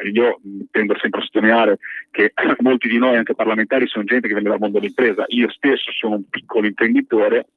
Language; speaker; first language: Italian; native; Italian